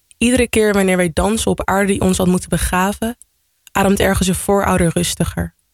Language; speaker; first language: Dutch; early bilingual, other home language; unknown